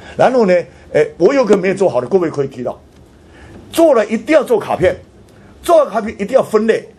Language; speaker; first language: Chinese; non-native, local second language; Hakka Chinese